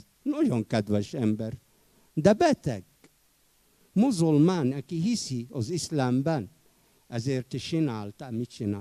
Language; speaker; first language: Hungarian; non-native, fluent; Arabic